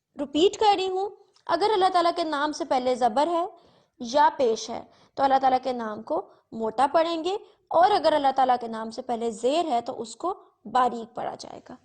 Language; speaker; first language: Urdu; native; Urdu